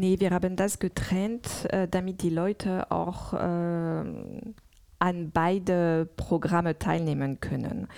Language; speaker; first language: German; non-native, fluent; French